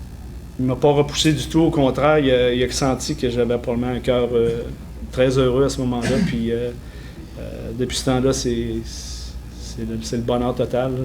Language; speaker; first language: French; native; French